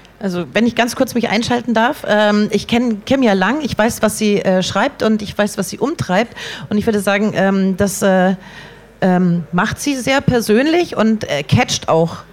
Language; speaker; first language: German; native; German